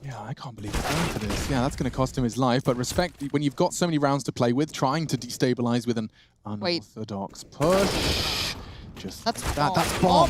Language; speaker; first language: English; native; English